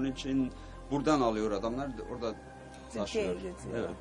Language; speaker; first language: Turkish; early bilingual, heritage; Turkish